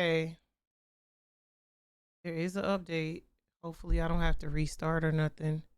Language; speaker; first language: English; native; English